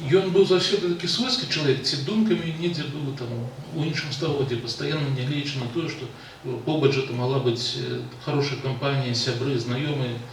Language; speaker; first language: Belarusian; native; Belarusian